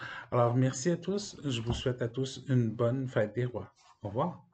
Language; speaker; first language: French; native; French